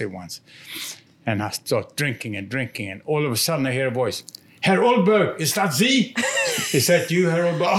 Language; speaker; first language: English; non-native, fluent; Swedish